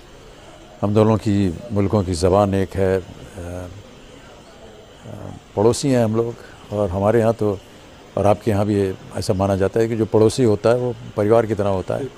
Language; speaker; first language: Hindi; native; Hindi